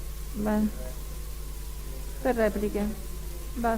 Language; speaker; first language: Italian; native; Italian